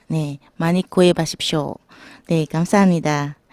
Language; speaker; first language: Korean; non-native, learner; Filipino